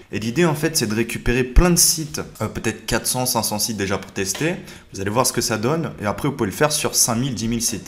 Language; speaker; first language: French; native; French